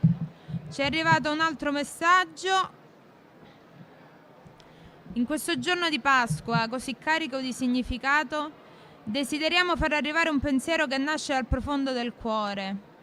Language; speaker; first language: Italian; native; Italian